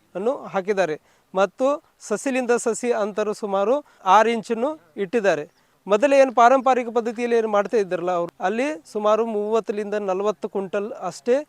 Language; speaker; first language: Kannada; non-native, local second language; Marathi